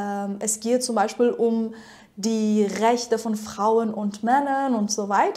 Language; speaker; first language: German; non-native, fluent; Persian